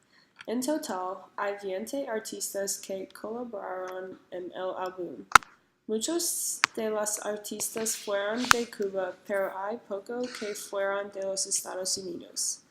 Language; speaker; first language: Spanish; non-native, learner; English